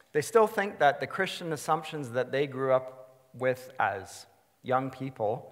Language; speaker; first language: English; native; English